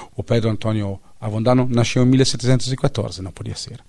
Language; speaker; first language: Portuguese; non-native, fluent; Italian